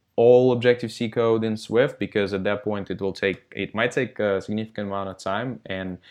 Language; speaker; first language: English; non-native, fluent; Russian